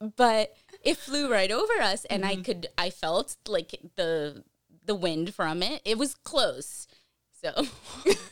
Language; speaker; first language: English; early bilingual, other home language; Portuguese